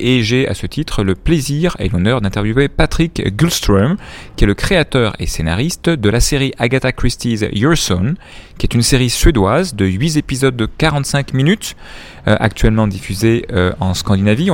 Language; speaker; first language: French; native; French